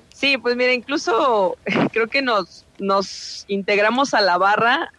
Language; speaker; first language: Spanish; native; Spanish